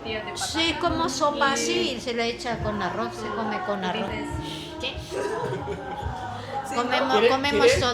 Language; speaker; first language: Spanish; non-native, fluent; Filipino